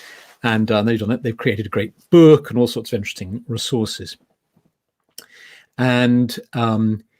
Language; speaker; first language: English; native; English